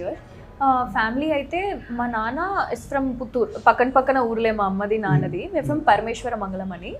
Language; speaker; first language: Telugu; native; Telugu